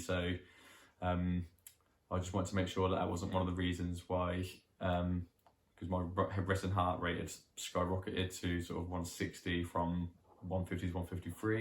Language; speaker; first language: English; native; English